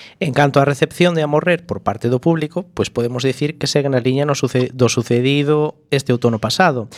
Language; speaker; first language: Galician; native; Galician